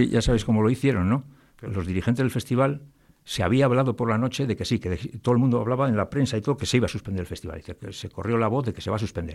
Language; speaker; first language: Spanish; native; Spanish